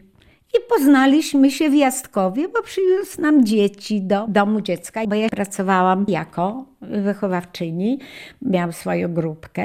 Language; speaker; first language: Polish; native; Polish